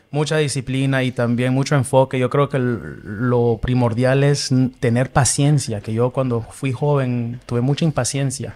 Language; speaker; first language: Spanish; early bilingual, heritage; Spanish